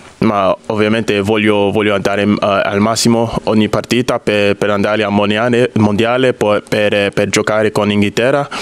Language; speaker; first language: Italian; non-native, fluent; English